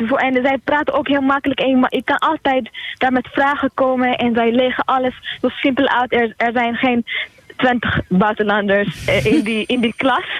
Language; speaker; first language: Dutch; non-native, fluent; Tigrinya